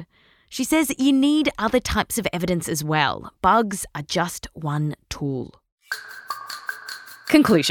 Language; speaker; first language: English; native; English